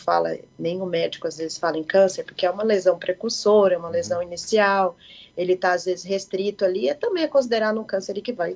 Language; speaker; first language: Portuguese; native; Portuguese